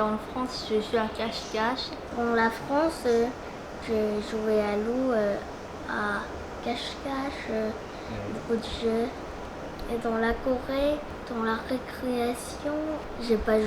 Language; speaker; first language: French; non-native, learner; Korean